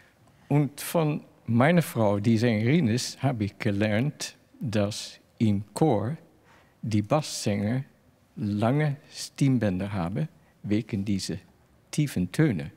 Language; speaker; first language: German; non-native, fluent; Dutch